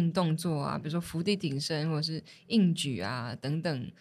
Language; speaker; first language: Chinese; native; Chinese